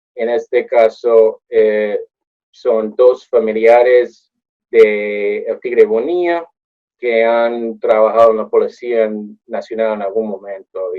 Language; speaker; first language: Spanish; non-native, fluent; English